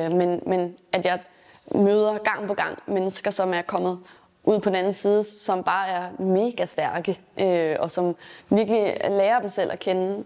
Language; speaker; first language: Danish; native; Danish